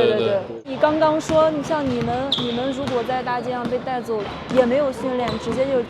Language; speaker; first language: Chinese; native; Chinese